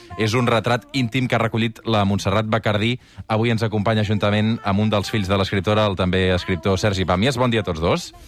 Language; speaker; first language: Catalan; native; Catalan